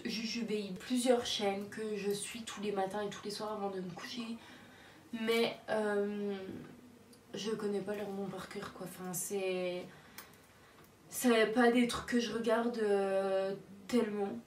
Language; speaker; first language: French; native; French